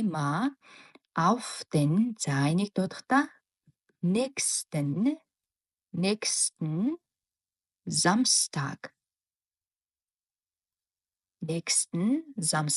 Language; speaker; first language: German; non-native, fluent; Mongolian